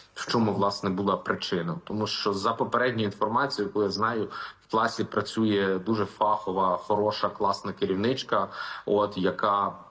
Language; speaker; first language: Ukrainian; native; Ukrainian